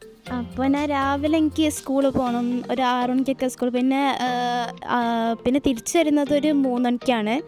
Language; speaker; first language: Malayalam; early bilingual, heritage; Malayalam